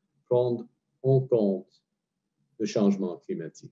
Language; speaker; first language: French; non-native, fluent; English